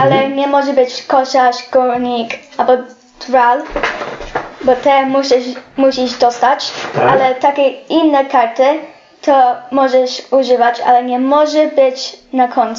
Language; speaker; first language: Polish; non-native, learner; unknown